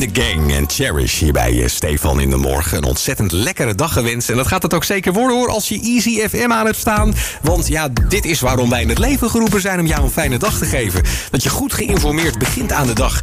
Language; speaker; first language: Dutch; native; Dutch